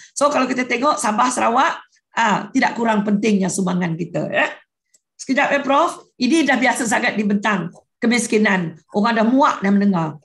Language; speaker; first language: Malay; non-native, local second language; Iban